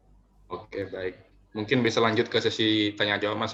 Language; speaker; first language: Indonesian; non-native, local second language; Madurese